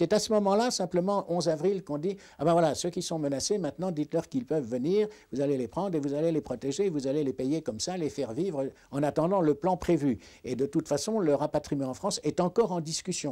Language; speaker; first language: French; native; French